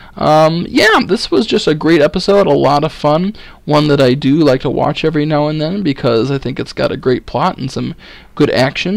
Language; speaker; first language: English; native; English